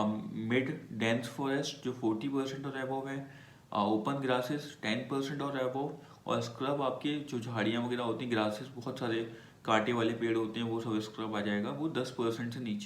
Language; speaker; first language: Hindi; native; Hindi